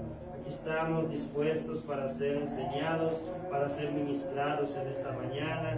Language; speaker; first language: Spanish; native; Spanish